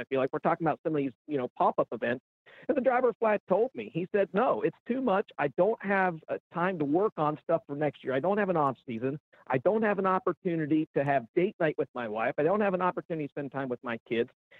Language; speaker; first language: English; native; English